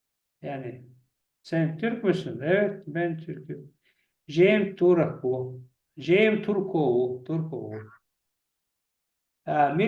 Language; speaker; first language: Turkish; non-native, learner; Chechen